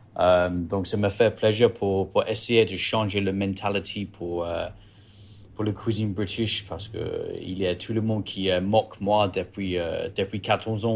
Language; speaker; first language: French; non-native, learner; English